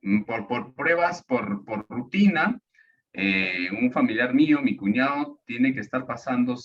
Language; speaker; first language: Spanish; native; Spanish